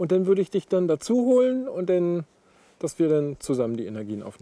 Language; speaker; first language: German; native; German